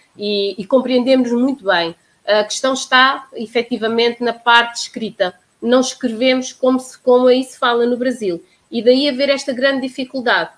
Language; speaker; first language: Portuguese; native; Portuguese